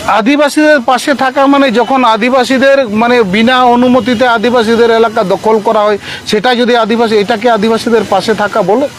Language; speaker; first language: Bangla; non-native, local second language; Santali